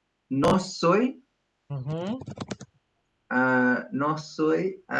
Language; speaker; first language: Spanish; non-native, learner; English